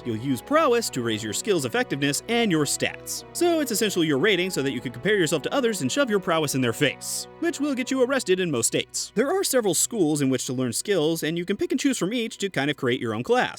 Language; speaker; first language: English; native; English